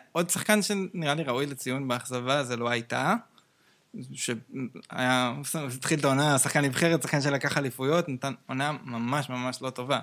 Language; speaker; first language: Hebrew; native; Hebrew